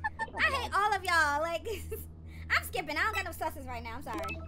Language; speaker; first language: English; native; English